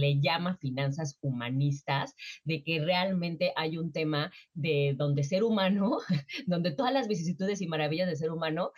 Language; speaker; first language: Spanish; native; Spanish